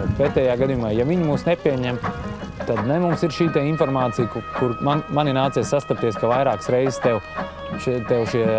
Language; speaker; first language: Latvian; native; Latvian